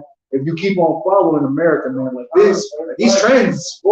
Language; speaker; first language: English; native; English